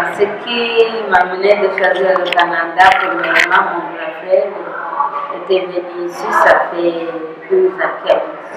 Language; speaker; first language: French; non-native, local second language; Rundi